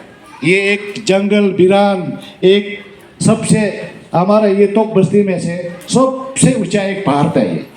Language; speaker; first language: Hindi; non-native, local second language; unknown